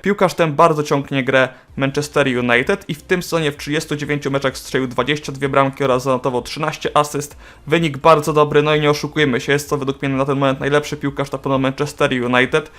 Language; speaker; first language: Polish; native; Polish